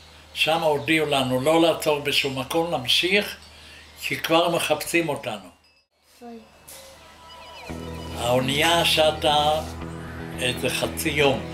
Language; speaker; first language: Hebrew; non-native, fluent; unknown